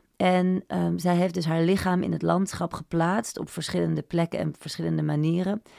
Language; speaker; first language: Dutch; native; Dutch